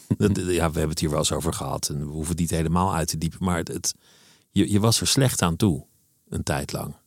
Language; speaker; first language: Dutch; native; Dutch